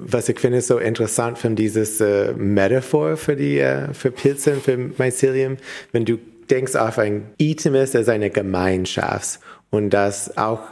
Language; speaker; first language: German; non-native, learner; English